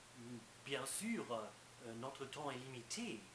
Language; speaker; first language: French; non-native, fluent; German